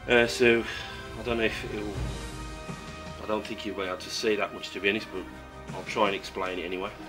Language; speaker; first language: English; native; English